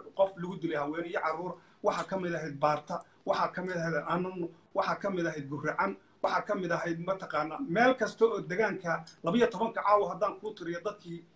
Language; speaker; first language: Somali; native; Somali